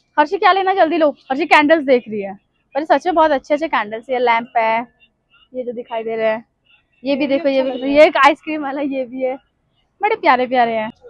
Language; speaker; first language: Hindi; non-native, local second language; Bangla